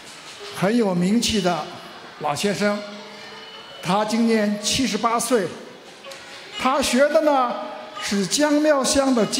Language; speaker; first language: Chinese; native; Chinese